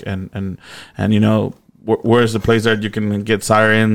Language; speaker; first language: English; non-native, fluent; Spanish